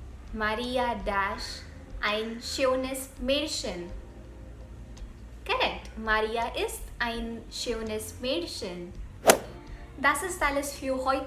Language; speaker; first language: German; non-native, fluent; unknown